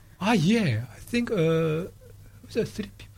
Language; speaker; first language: English; non-native, fluent; Korean